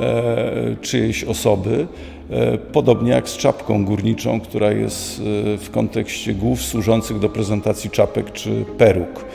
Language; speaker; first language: Polish; native; Polish